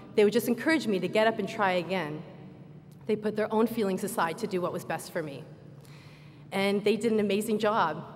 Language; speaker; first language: English; native; English